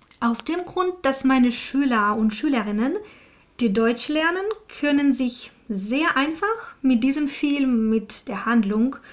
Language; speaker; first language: German; non-native, fluent; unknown